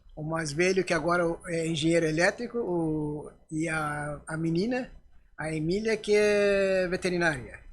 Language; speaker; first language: Portuguese; non-native, fluent; Persian